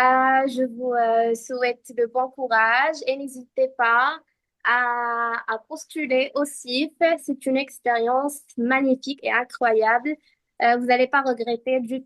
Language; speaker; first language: French; non-native, fluent; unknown